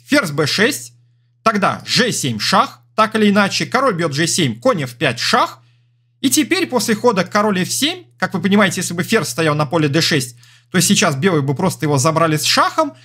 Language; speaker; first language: Russian; native; Russian